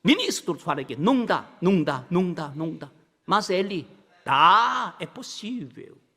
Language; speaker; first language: Portuguese; non-native, learner; Korean